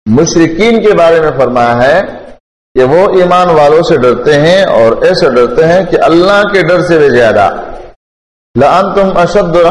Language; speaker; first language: Urdu; non-native, local second language; Pashto